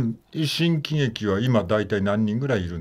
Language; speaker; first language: Japanese; native; Japanese